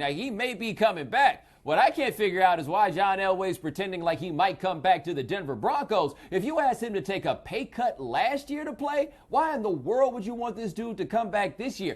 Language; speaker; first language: English; native; English